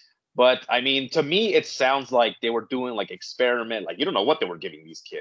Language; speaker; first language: English; native; English